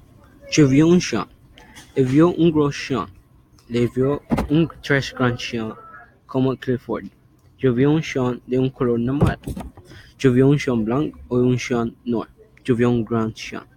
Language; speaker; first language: French; non-native, learner; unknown